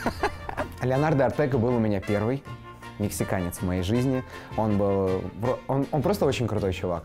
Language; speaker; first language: Russian; native; Russian